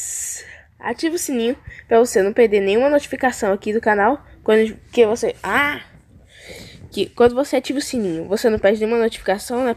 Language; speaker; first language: Portuguese; native; Portuguese